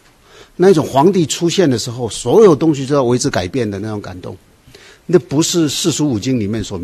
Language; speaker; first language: Chinese; native; Chinese